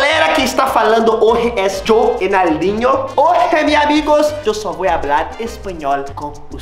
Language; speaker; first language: Portuguese; native; Portuguese